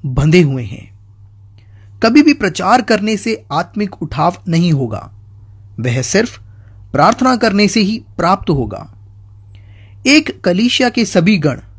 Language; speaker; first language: Hindi; non-native, local second language; Malayalam